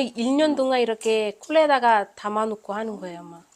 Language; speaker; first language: Korean; non-native, learner; Malayalam